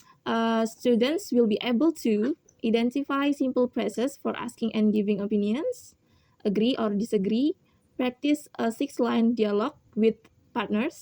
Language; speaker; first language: English; non-native, learner; Indonesian